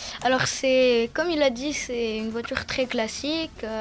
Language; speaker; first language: French; non-native, local second language; Arabic